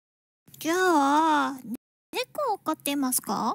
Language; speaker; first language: Japanese; non-native, learner; English